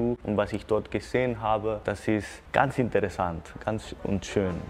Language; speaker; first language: German; non-native, fluent; Spanish